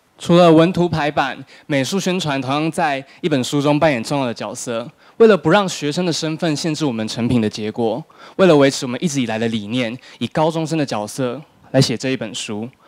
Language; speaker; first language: Chinese; native; Chinese